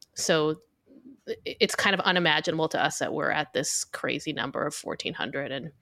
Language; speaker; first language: English; early bilingual, other home language; Hebrew